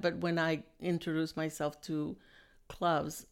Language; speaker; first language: English; non-native, fluent; Spanish